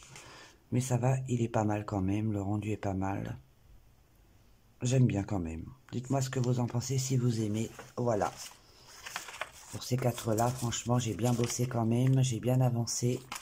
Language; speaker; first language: French; native; French